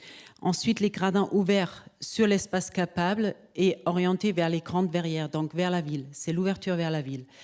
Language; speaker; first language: French; native; French